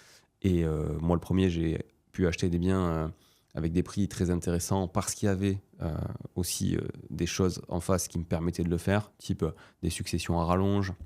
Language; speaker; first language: French; native; French